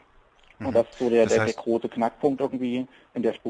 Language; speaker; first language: German; native; German